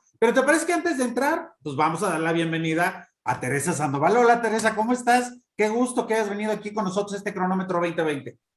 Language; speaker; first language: Spanish; native; Spanish